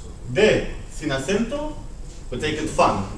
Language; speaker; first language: Dutch; non-native, fluent; Spanish